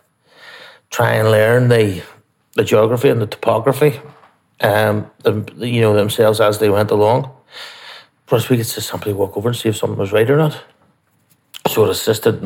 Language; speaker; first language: English; native; English